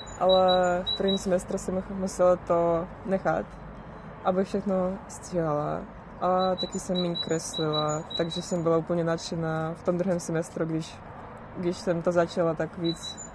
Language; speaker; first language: Czech; non-native, fluent; Russian